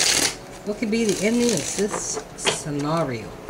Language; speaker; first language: English; native; English